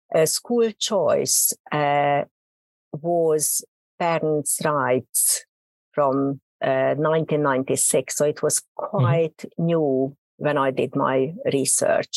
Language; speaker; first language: English; non-native, fluent; Hungarian